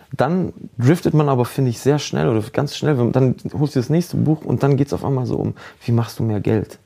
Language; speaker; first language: German; early bilingual, other home language; Polish